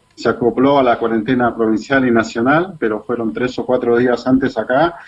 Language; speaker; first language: Spanish; native; Spanish